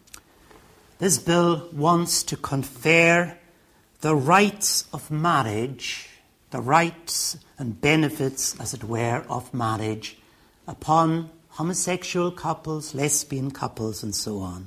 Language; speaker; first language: English; native; English